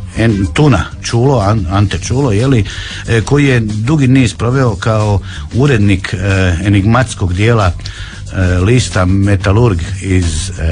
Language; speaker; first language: Croatian; native; Croatian